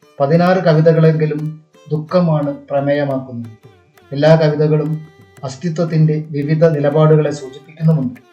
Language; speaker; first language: Malayalam; native; Malayalam